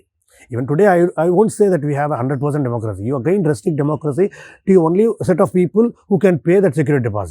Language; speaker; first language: English; non-native, local second language; Tamil